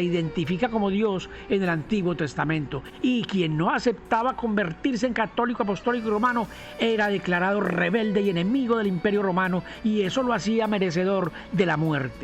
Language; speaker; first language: Spanish; native; Spanish